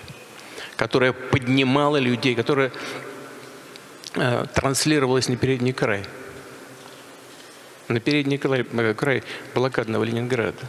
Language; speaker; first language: Russian; native; Russian